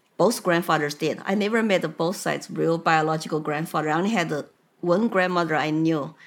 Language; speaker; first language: English; non-native, fluent; Chinese